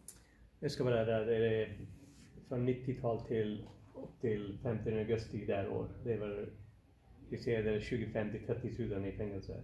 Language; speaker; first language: Swedish; non-native, learner; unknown